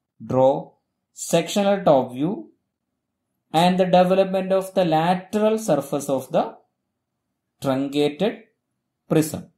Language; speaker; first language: English; non-native, local second language; Malayalam